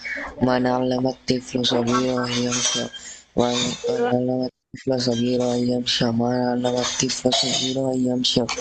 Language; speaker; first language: Arabic; non-native, learner; Bangla